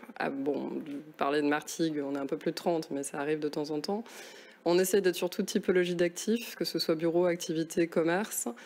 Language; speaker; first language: French; native; French